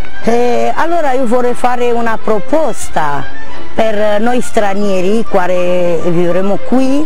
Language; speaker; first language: Italian; non-native, learner; Romanian